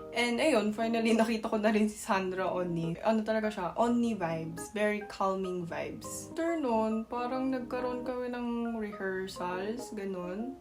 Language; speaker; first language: Filipino; non-native, fluent; Korean